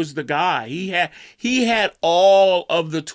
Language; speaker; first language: English; native; English